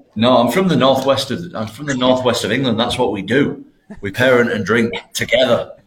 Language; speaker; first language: English; native; English